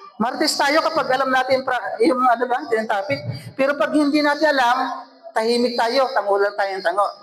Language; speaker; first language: Filipino; native; Filipino